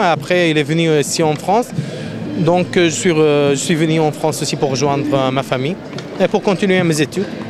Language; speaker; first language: French; non-native, fluent; Arabic